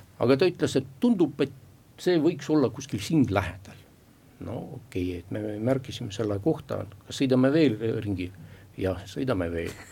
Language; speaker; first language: Estonian; non-native, local second language; Russian